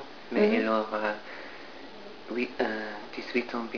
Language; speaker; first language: French; non-native, learner; English